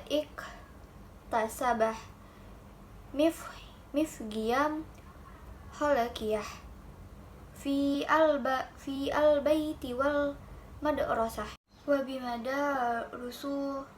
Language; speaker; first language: Arabic; non-native, learner; Indonesian